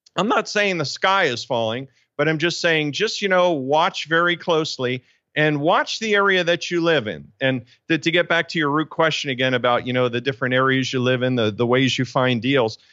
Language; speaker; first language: English; native; English